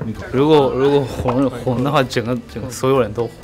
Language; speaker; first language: Chinese; non-native, fluent; Japanese